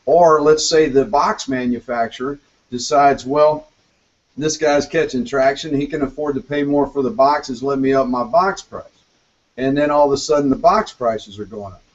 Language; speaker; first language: English; native; English